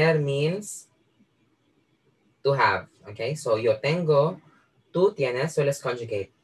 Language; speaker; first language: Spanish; non-native, fluent; Filipino